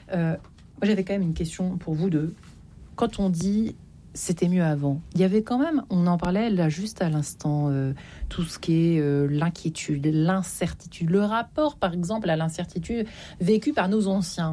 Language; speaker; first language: French; native; French